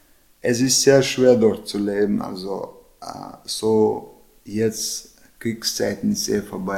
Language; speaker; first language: German; non-native, fluent; Chechen